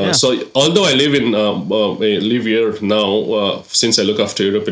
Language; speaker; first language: English; non-native, local second language; Konkani